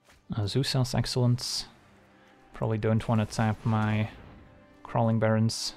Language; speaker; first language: English; native; English